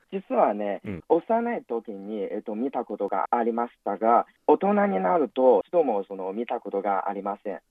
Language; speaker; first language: Japanese; non-native, fluent; Chinese